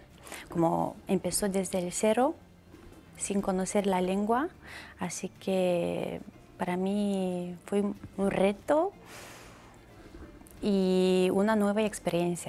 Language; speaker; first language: Spanish; non-native, learner; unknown